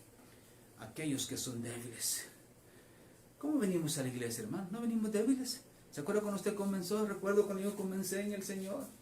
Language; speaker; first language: Spanish; native; Spanish